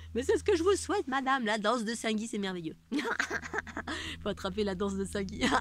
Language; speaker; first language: French; native; French